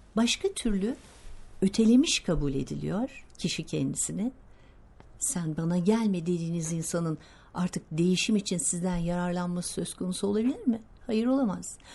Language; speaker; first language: Turkish; native; Turkish